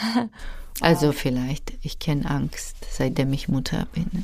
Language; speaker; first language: German; non-native, fluent; Georgian